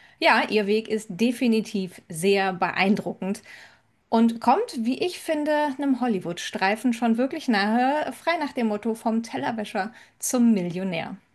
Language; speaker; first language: German; native; German